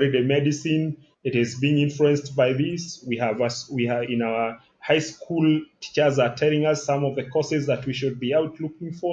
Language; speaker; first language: English; non-native, local second language; Kikuyu